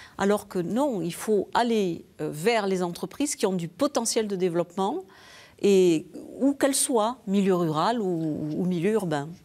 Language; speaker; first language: French; native; French